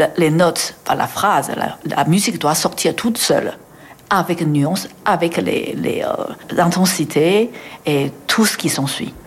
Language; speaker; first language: French; non-native, fluent; Chinese